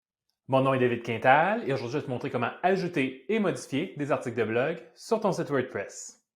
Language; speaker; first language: French; native; French